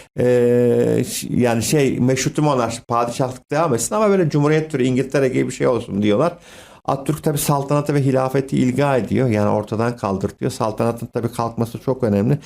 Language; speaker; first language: Turkish; native; Turkish